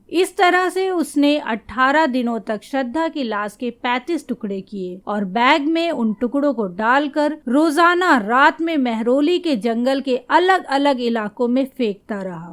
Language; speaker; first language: Hindi; native; Hindi